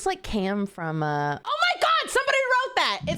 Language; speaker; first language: English; native; English